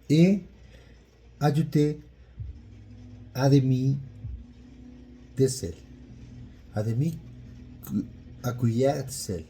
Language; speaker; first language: French; non-native, learner; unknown